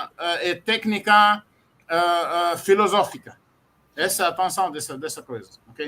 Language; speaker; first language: Portuguese; non-native, fluent; Arabic